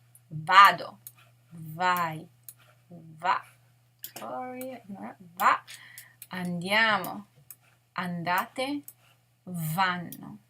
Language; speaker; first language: Italian; non-native, fluent; English